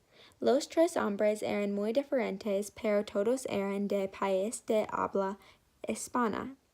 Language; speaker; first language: Spanish; non-native, learner; English